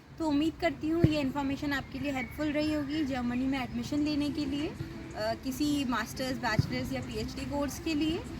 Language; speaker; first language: Hindi; native; Hindi